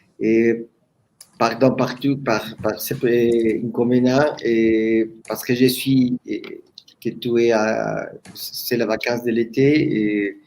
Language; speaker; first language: French; non-native, learner; Spanish